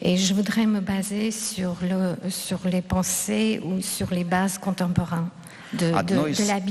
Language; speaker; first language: French; non-native, fluent; Russian